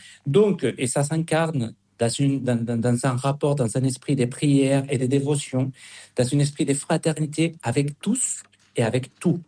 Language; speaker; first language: French; non-native, fluent; Spanish